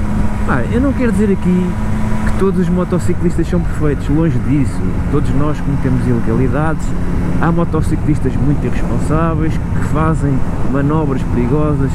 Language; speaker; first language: Portuguese; native; Portuguese